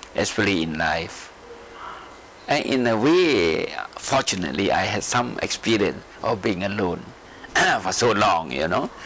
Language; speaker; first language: English; non-native, local second language; Malay